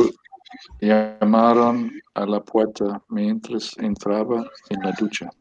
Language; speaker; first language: Spanish; non-native, learner; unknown